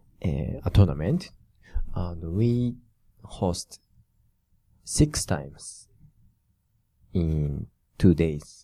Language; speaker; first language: English; non-native, learner; Japanese